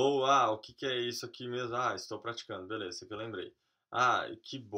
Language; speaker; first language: Portuguese; native; Portuguese